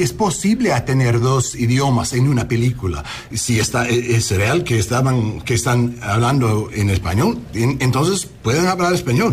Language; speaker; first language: Spanish; non-native, learner; English